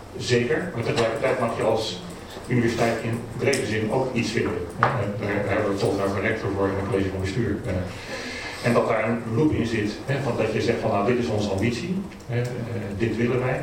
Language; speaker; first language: Dutch; native; Dutch